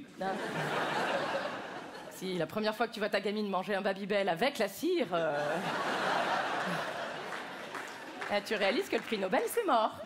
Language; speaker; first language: French; native; French